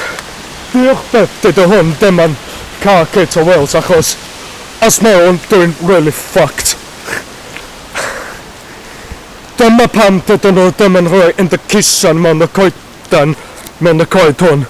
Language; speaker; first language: Welsh; non-native, learner; English